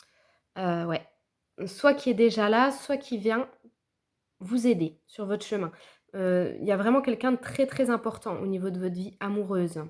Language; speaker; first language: French; native; French